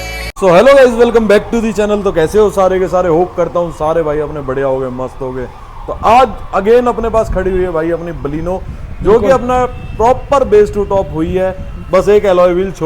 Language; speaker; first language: Hindi; native; Hindi